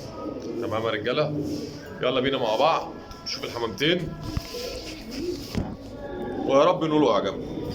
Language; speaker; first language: Arabic; native; Arabic